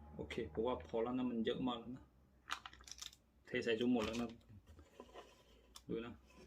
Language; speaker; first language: Thai; native; Thai